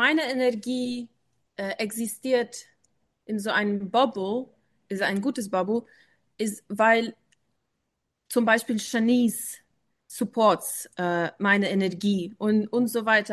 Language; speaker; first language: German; non-native, learner; English